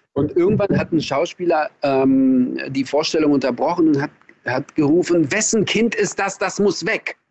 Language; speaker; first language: German; early bilingual, other home language; Russian